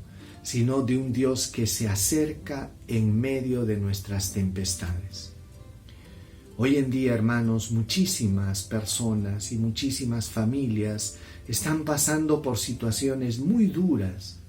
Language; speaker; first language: Spanish; native; Spanish